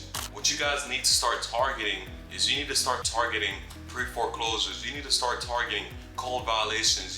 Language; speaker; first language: English; native; English